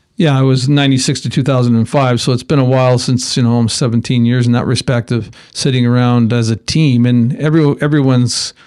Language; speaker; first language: English; native; English